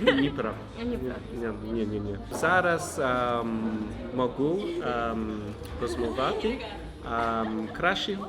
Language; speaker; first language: Ukrainian; non-native, learner; English